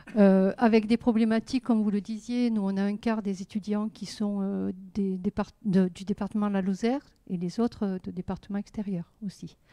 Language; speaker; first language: French; native; French